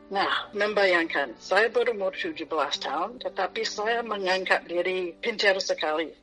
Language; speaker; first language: Indonesian; non-native, fluent; English